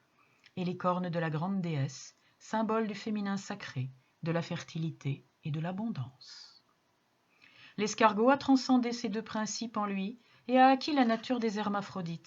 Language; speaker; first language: French; native; French